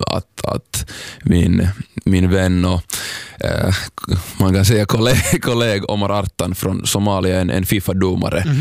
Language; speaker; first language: Swedish; non-native, fluent; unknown